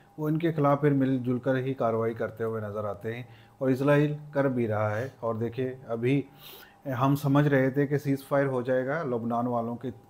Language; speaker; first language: Urdu; non-native, local second language; Punjabi